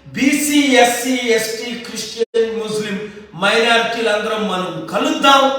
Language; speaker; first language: Telugu; native; Telugu